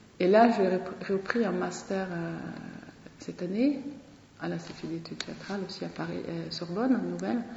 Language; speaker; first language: French; non-native, fluent; Swedish